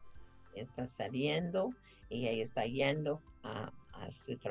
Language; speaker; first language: Spanish; non-native, fluent; English